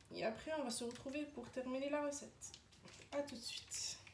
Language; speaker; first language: French; non-native, local second language; Arabic